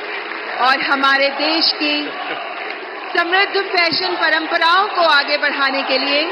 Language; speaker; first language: Hindi; native; Hindi